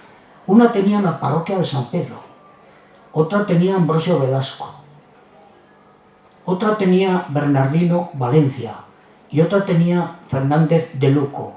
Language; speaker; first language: Spanish; native; Spanish